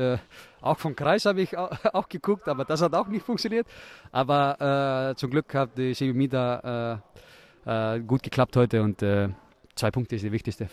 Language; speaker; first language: German; non-native, fluent; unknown